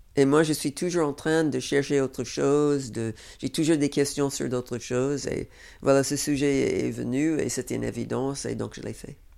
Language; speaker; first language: French; non-native, fluent; English